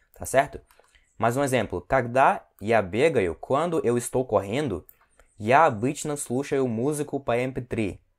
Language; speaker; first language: Portuguese; native; Portuguese